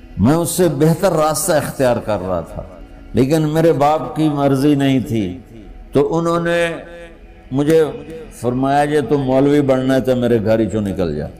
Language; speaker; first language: Urdu; non-native, local second language; Punjabi